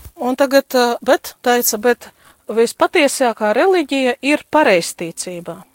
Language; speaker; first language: Latvian; non-native, local second language; Russian